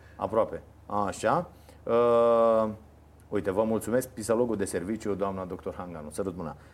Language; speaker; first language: Romanian; native; Romanian